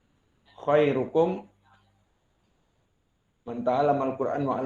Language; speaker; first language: Arabic; non-native, fluent; Indonesian